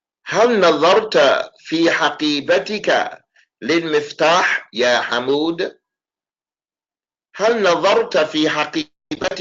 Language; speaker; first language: Arabic; non-native, fluent; English